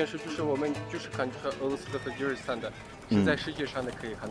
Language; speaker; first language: Chinese; non-native, fluent; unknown